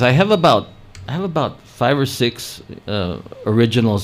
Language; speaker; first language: English; early bilingual, other home language; Spanish